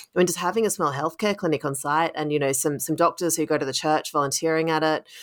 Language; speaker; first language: English; native; English